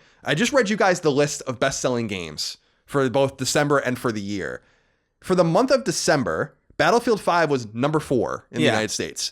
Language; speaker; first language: English; native; English